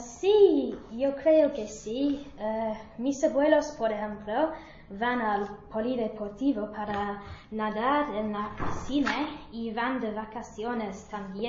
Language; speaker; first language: Spanish; non-native, learner; English